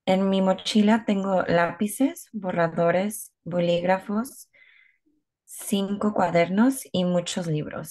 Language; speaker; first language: Spanish; non-native, learner; English